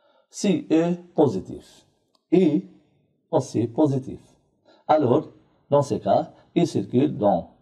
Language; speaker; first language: French; non-native, local second language; Arabic